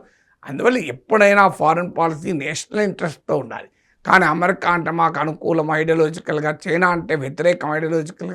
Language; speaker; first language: Telugu; native; Telugu